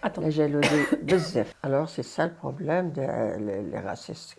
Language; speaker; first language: French; non-native, learner; Arabic